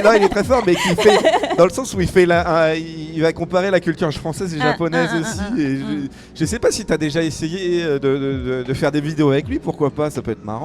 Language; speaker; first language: French; native; French